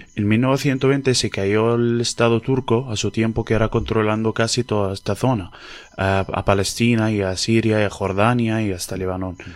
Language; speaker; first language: Spanish; non-native, fluent; Arabic